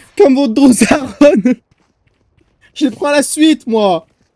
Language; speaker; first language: French; native; French